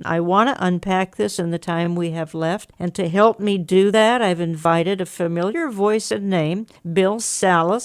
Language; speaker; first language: English; native; English